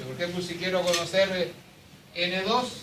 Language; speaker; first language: Spanish; native; Spanish